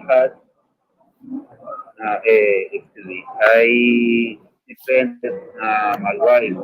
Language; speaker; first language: English; non-native, learner; Spanish